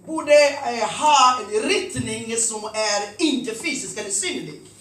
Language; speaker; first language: Swedish; non-native, fluent; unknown